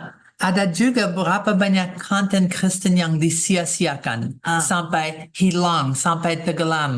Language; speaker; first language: Indonesian; non-native, fluent; English